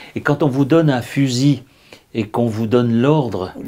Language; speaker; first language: French; native; French